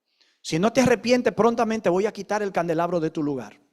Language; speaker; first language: Spanish; native; Spanish